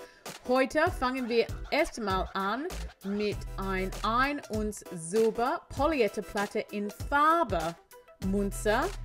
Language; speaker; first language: German; non-native, learner; English